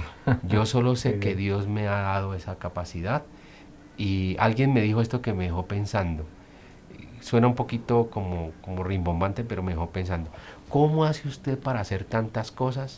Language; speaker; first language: Spanish; native; Spanish